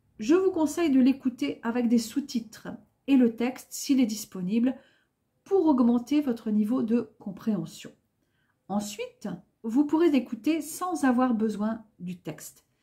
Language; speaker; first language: French; native; French